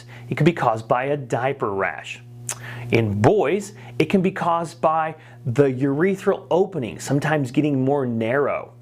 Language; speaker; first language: English; native; English